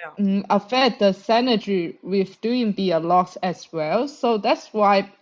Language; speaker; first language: English; non-native, fluent; Chinese